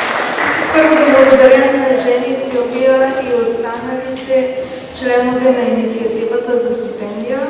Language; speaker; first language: Bulgarian; early bilingual, heritage; Bulgarian